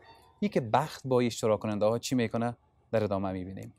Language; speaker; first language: Persian; native; Persian